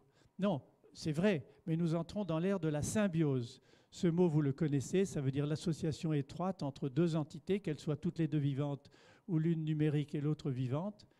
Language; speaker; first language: French; native; French